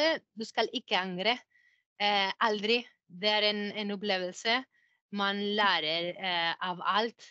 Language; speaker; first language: Norwegian; non-native, fluent; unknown